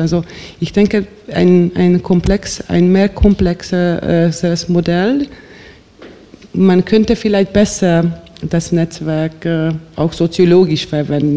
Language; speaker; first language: German; non-native, fluent; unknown